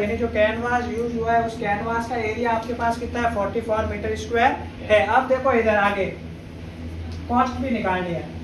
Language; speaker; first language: Hindi; native; Hindi